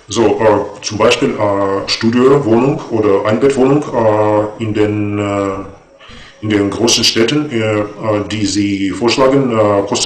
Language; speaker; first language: German; non-native, fluent; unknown